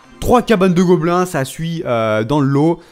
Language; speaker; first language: French; native; French